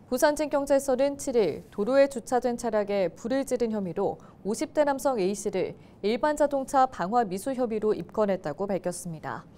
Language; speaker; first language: Korean; native; Korean